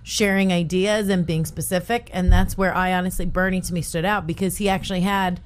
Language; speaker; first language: English; native; English